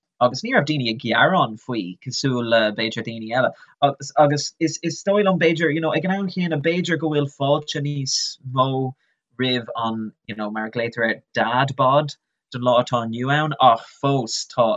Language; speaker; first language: Irish; non-native, local second language; English